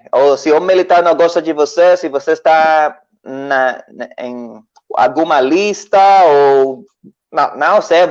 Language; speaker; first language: Portuguese; non-native, learner; Spanish